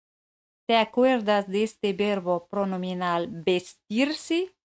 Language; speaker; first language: Spanish; non-native, fluent; French